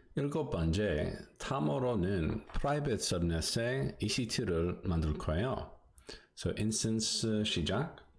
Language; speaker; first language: Korean; non-native, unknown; English